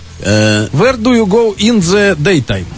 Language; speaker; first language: English; non-native, learner; Russian